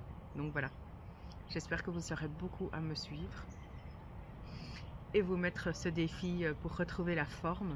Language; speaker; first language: French; native; French